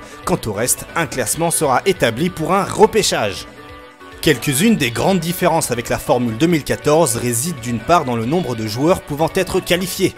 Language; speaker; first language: French; native; French